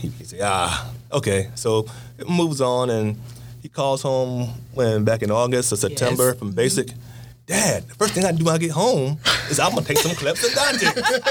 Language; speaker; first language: English; native; English